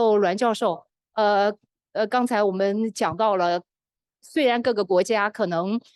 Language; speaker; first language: Chinese; native; Chinese